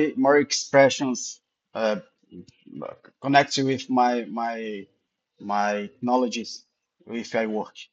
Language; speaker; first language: English; non-native, learner; Portuguese